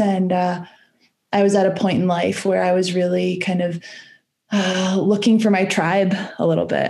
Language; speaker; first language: English; native; English